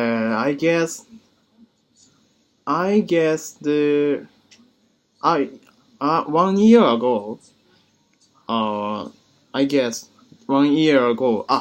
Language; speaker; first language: English; non-native, learner; Japanese